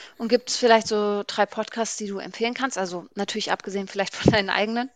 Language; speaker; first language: German; native; German